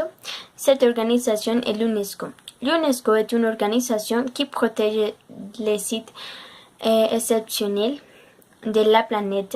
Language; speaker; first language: French; non-native, learner; Spanish